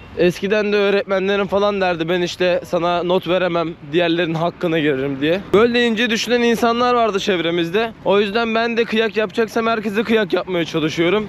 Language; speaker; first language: Turkish; native; Turkish